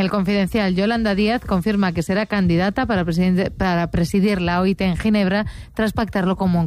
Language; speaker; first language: Spanish; native; Spanish